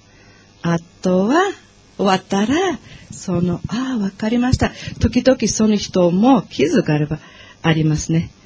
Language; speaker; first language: Japanese; non-native, learner; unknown